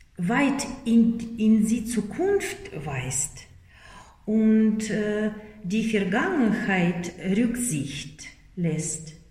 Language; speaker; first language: German; non-native, fluent; Russian